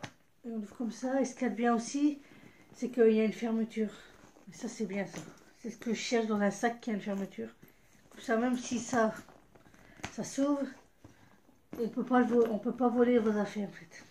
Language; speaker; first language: French; native; French